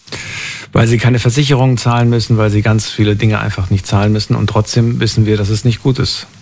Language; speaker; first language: German; native; German